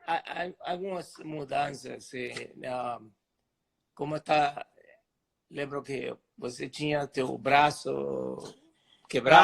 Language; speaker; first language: Portuguese; non-native, fluent; Spanish